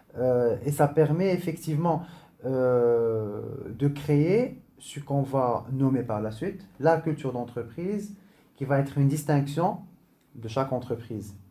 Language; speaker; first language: French; non-native, local second language; Arabic